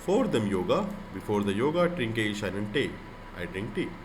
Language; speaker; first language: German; non-native, fluent; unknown